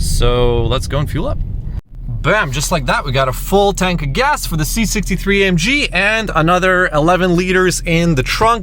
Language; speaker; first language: English; native; English